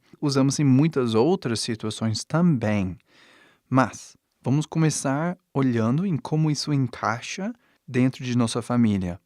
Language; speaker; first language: Portuguese; non-native, fluent; English